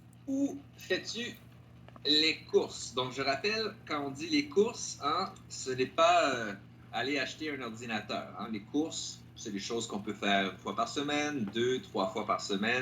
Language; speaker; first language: French; non-native, fluent; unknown